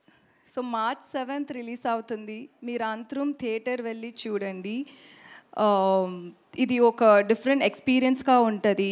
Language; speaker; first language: Telugu; non-native, learner; Tamil